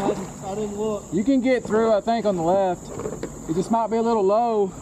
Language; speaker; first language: English; native; English